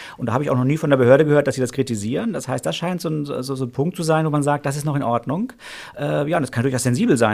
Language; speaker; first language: German; native; German